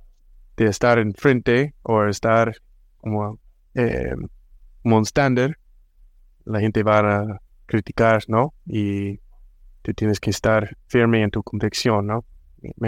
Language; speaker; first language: Spanish; non-native, fluent; English